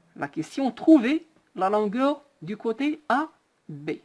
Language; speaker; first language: French; non-native, local second language; Arabic